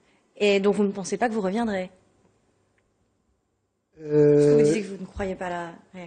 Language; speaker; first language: French; native; French